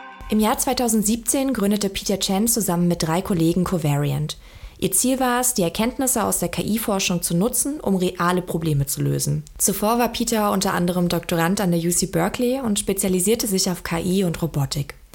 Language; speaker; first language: German; native; German